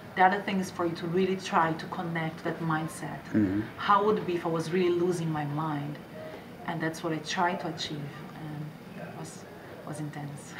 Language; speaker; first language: English; non-native, fluent; Portuguese